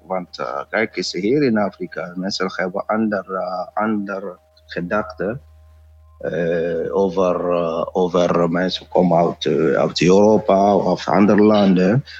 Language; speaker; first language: Dutch; non-native, fluent; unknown